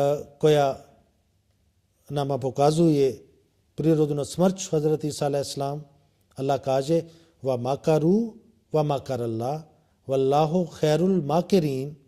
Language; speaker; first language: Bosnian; non-native, learner; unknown